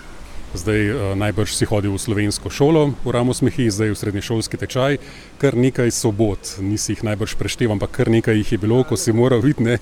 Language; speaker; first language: Slovenian; native; Slovenian